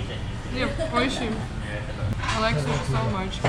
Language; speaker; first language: English; non-native, learner; Ukrainian